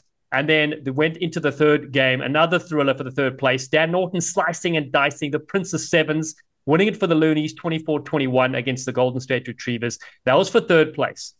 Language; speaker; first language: English; native; English